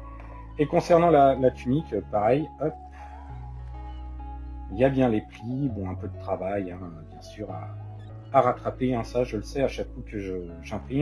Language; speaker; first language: French; native; French